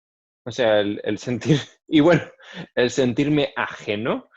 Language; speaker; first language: Spanish; non-native, fluent; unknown